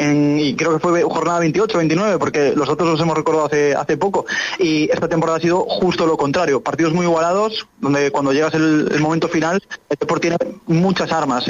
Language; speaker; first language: Spanish; native; Spanish